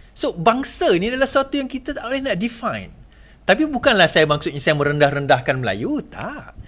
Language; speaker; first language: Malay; native; Malay